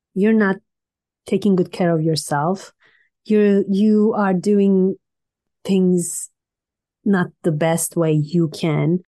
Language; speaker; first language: English; non-native, fluent; Turkish